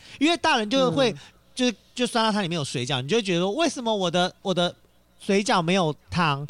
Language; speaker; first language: Chinese; native; Chinese